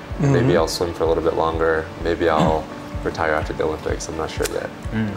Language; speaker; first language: English; early bilingual, other home language; Chinese